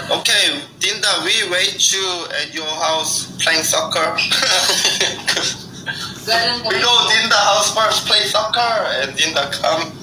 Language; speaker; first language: English; non-native, learner; Korean